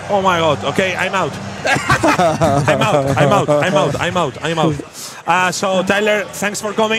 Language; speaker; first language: English; non-native, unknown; Spanish